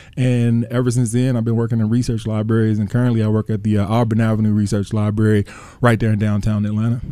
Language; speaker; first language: English; native; English